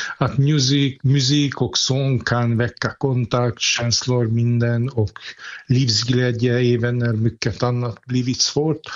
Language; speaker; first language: Swedish; non-native, fluent; Hungarian